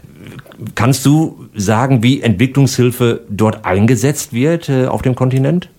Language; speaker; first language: German; native; German